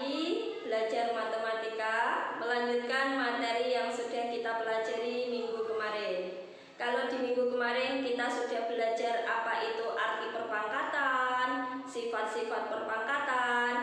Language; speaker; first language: Indonesian; native; Indonesian